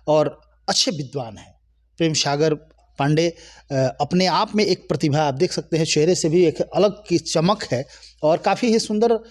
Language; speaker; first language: Hindi; native; Hindi